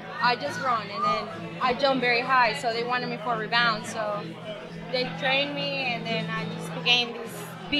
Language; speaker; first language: English; non-native, fluent; Spanish